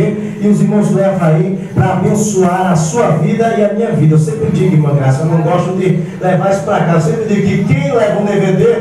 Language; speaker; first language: Portuguese; native; Portuguese